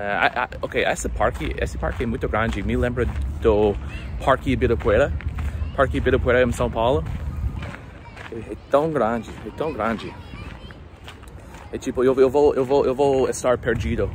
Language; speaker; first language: Portuguese; non-native, fluent; English